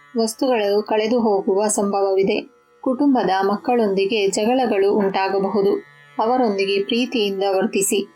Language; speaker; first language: Kannada; native; Kannada